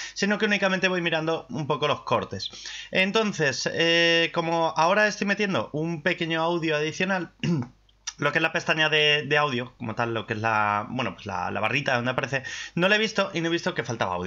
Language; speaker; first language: Spanish; native; Spanish